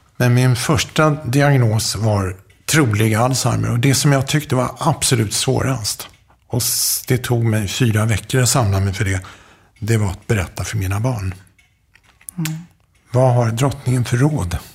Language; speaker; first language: Swedish; native; Swedish